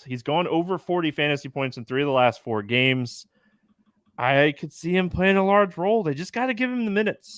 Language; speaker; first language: English; native; English